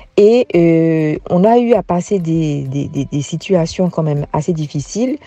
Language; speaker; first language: French; native; French